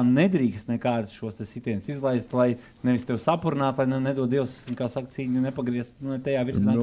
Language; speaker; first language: Latvian; native; Latvian